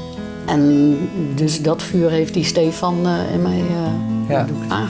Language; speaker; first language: Dutch; native; Dutch